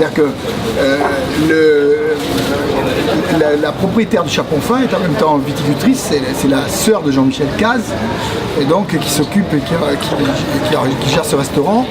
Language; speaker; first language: French; native; French